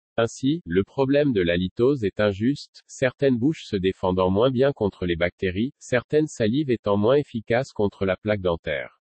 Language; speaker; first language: French; non-native, local second language; Wolof